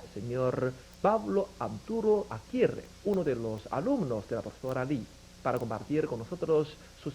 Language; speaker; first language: Spanish; non-native, fluent; Chinese